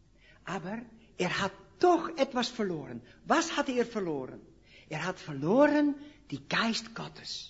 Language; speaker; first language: German; non-native, fluent; Dutch